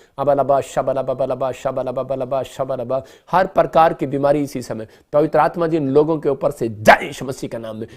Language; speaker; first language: Hindi; non-native, local second language; Punjabi